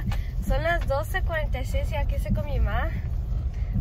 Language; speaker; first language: Spanish; early bilingual, other home language; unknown